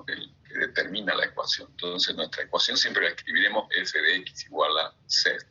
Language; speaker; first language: Spanish; native; Spanish